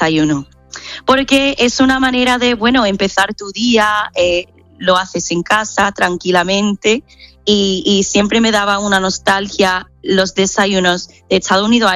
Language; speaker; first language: Spanish; non-native, fluent; English